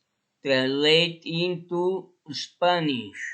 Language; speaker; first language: English; non-native, fluent; Spanish